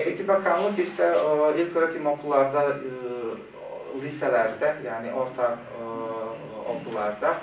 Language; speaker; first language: Turkish; non-native, fluent; Bosnian